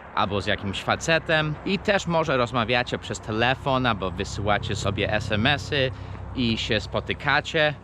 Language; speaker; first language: Polish; non-native, fluent; English